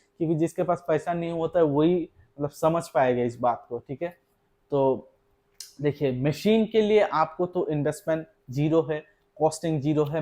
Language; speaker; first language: Hindi; non-native, local second language; Assamese